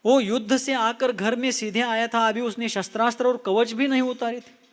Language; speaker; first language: Hindi; non-native, local second language; Marathi